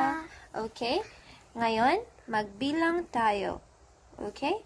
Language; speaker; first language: Filipino; early bilingual, heritage; Filipino